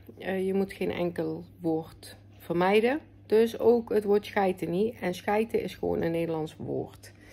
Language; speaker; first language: Dutch; native; Dutch